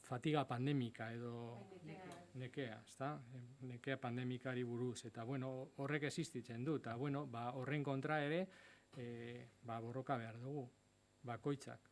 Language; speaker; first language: Basque; non-native, local second language; Spanish